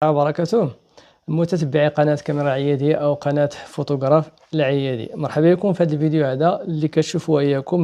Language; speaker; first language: Arabic; native; Arabic